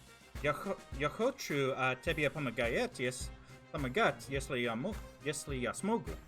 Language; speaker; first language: Russian; non-native, learner; English